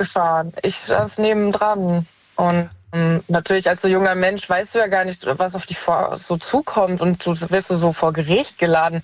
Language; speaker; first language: German; native; German